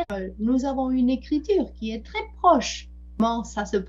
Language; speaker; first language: French; non-native, fluent; Spanish